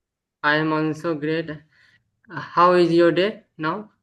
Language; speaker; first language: English; non-native, learner; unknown